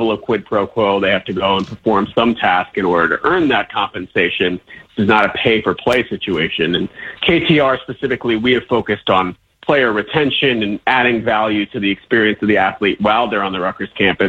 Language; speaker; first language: English; native; English